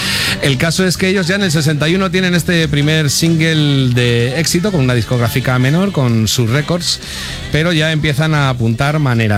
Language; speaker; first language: Spanish; native; Spanish